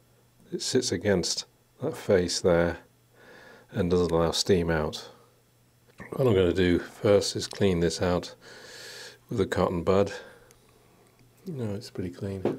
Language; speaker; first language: English; native; English